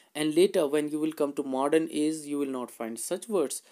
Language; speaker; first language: English; non-native, local second language; Hindi